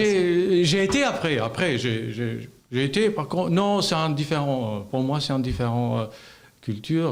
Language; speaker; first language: French; non-native, learner; Albanian